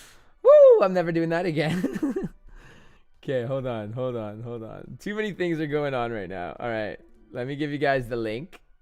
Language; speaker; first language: English; native; English